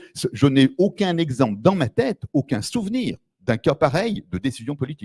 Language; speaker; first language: French; native; French